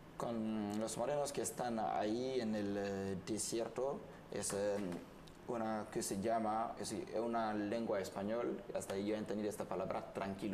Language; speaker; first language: Spanish; non-native, learner; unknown